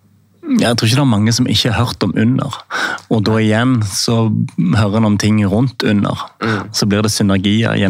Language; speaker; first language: Norwegian; native; Norwegian